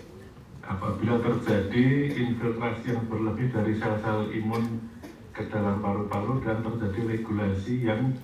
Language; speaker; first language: Indonesian; native; Indonesian